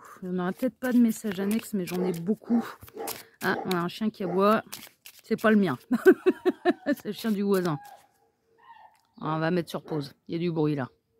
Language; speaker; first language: French; native; French